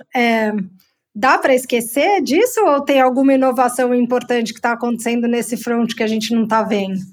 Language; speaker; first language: Portuguese; native; Portuguese